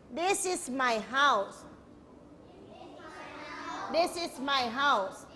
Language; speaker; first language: English; non-native, learner; Thai